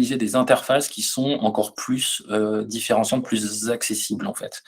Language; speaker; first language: French; native; French